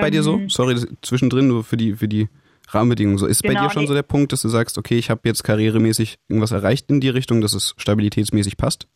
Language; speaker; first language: German; native; German